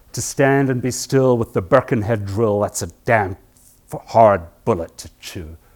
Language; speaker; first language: English; native; English